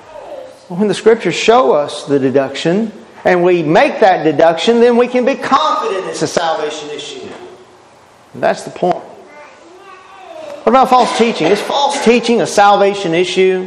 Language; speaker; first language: English; native; English